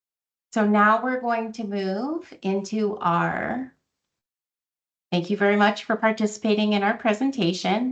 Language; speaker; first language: English; native; English